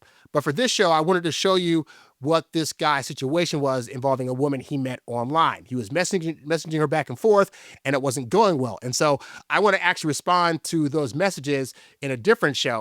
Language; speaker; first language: English; native; English